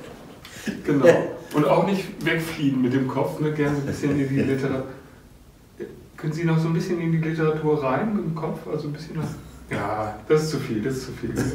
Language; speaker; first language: German; native; German